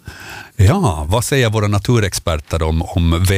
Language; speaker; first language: Swedish; native; Swedish